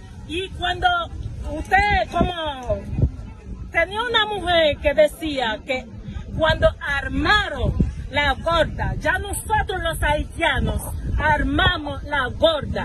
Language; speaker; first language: Spanish; non-native, fluent; Haitian Creole